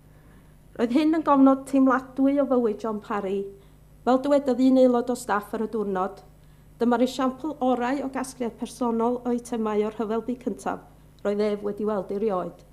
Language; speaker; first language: Welsh; native; Welsh